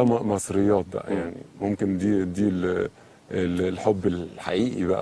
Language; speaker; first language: Arabic; native; Arabic